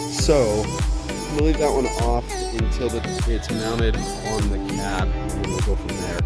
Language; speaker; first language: English; native; English